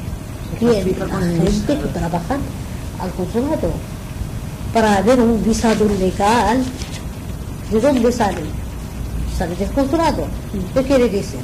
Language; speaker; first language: Spanish; non-native, learner; Arabic